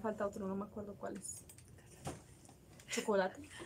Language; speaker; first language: Spanish; native; Spanish